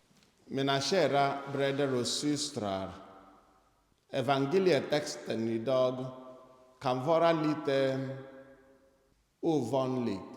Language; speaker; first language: Swedish; non-native, fluent; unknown